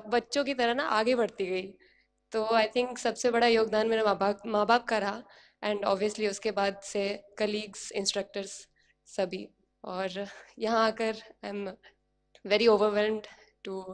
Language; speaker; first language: Hindi; native; Hindi